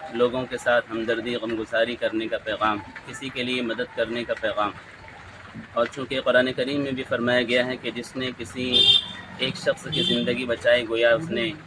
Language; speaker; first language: Urdu; native; Urdu